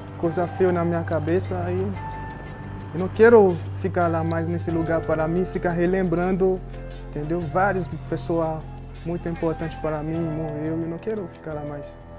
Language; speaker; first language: Portuguese; non-native, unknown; Haitian Creole